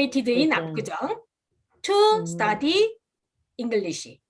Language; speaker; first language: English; non-native, fluent; Korean